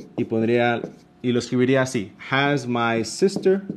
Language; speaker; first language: Spanish; early bilingual, heritage; Spanish